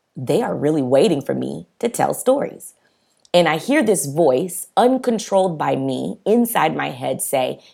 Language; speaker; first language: English; native; English